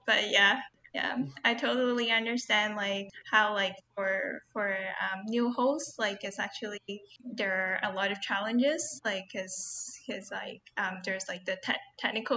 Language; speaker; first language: English; non-native, local second language; Cantonese